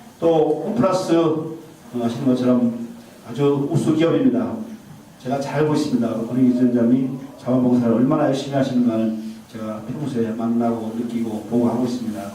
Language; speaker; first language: Korean; native; Korean